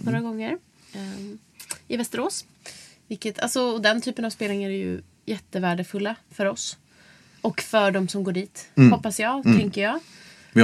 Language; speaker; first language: Swedish; native; Swedish